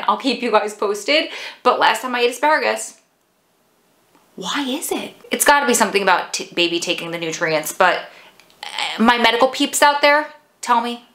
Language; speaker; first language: English; native; English